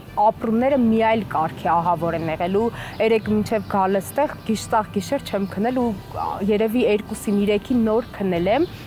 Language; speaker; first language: Armenian; native; Armenian